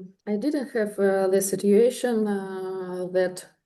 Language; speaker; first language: English; non-native, learner; Russian